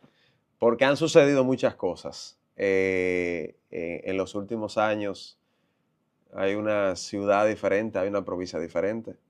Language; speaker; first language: Spanish; native; Spanish